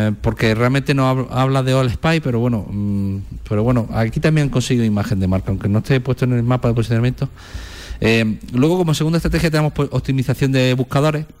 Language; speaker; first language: Spanish; native; Spanish